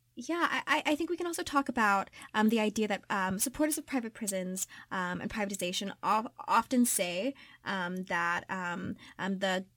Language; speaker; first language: English; native; English